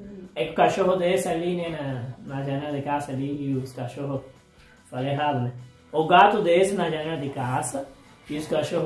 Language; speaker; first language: Portuguese; non-native, fluent; Spanish